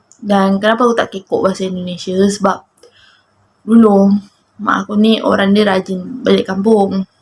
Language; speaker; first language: Malay; native; Malay